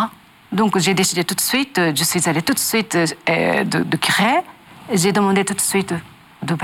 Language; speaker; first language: French; non-native, learner; Japanese